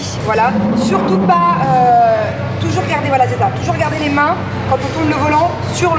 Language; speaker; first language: French; native; French